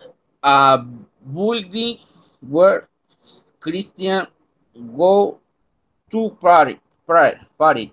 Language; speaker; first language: English; non-native, learner; Spanish